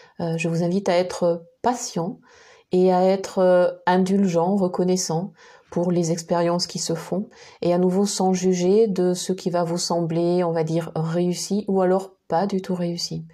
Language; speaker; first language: French; native; French